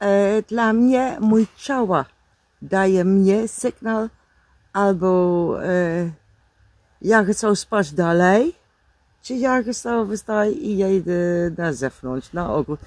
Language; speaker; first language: Polish; non-native, learner; Dutch